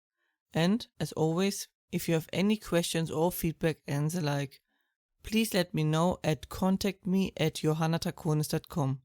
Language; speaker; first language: English; non-native, fluent; German